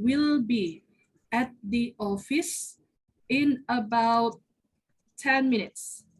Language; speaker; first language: English; non-native, fluent; Indonesian